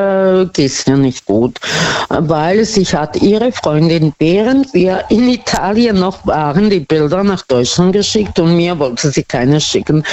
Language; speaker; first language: German; non-native, fluent; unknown